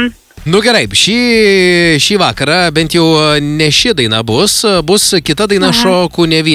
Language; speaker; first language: Lithuanian; native; Lithuanian